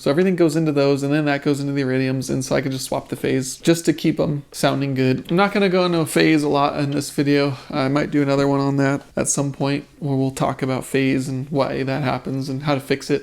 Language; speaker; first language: English; native; English